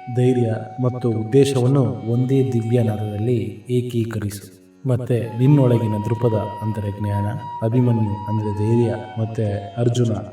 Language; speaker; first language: Kannada; native; Kannada